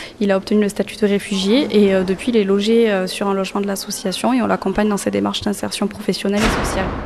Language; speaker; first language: French; native; French